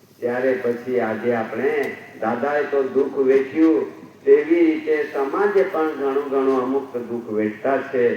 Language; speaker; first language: Gujarati; non-native, local second language; Bhili